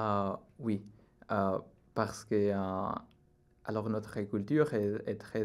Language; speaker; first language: French; non-native, learner; Spanish